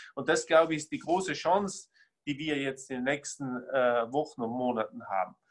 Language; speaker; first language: German; native; German